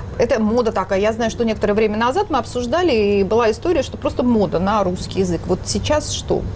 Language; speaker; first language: Russian; native; Russian